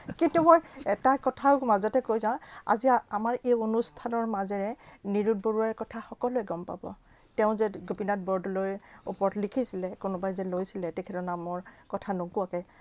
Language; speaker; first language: Assamese; native; Assamese